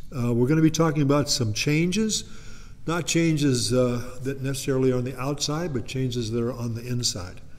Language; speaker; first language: English; native; English